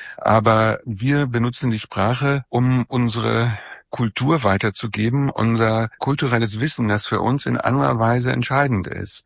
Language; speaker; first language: German; native; German